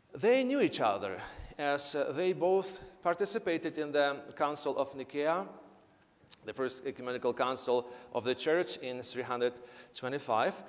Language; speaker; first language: English; non-native, fluent; Ukrainian